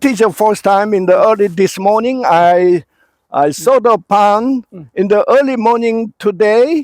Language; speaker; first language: English; non-native, fluent; Korean